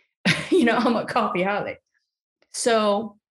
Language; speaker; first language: English; early bilingual, other home language; Korean